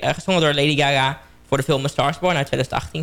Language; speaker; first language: Dutch; native; Dutch